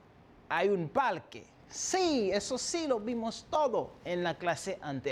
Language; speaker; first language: Spanish; non-native, fluent; French